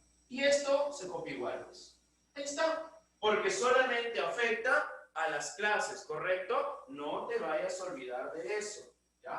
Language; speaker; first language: Spanish; native; Spanish